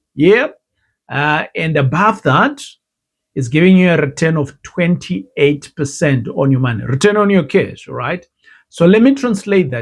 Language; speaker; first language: English; non-native, local second language; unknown